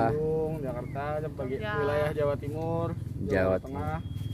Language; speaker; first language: Indonesian; native; Indonesian